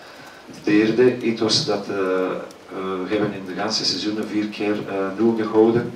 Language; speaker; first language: Dutch; non-native, fluent; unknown